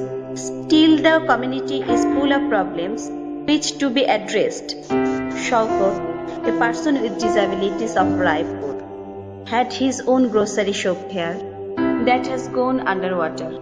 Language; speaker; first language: English; non-native, local second language; Bangla